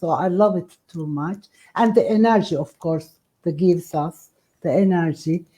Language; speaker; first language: English; non-native, fluent; Turkish